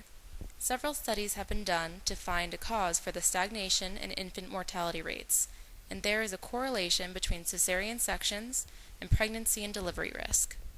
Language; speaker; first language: English; native; English